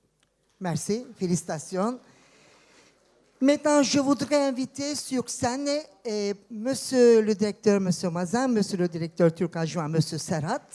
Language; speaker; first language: French; non-native, fluent; Turkish